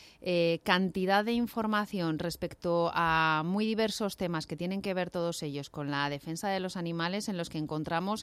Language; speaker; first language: Spanish; native; Spanish